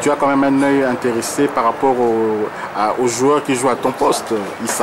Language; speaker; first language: French; native; French